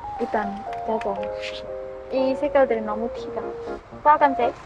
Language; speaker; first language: Korean; non-native, learner; Khmer